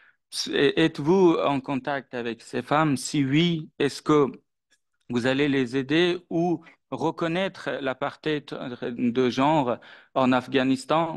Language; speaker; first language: French; non-native, fluent; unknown